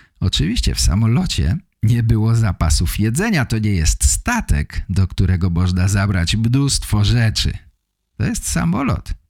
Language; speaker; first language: Polish; native; Polish